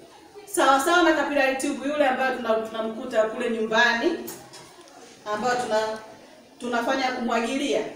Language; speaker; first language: Swahili; native; Swahili